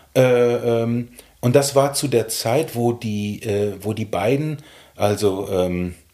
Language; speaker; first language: German; native; German